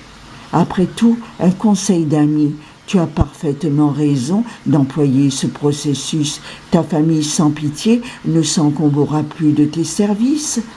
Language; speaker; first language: French; native; French